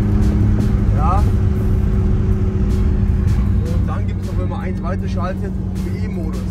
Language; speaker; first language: German; native; German